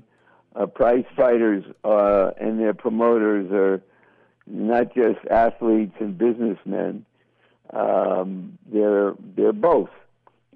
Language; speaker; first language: English; native; English